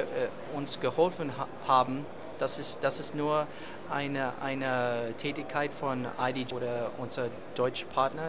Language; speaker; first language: German; non-native, learner; English